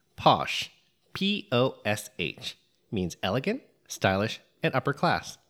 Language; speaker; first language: English; native; English